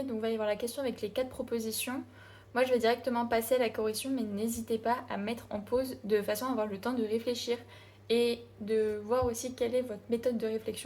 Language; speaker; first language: French; native; French